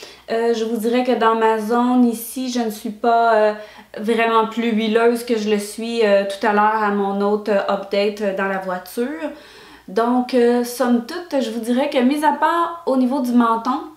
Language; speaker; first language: French; native; French